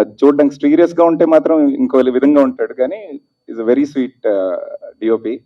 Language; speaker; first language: Telugu; native; Telugu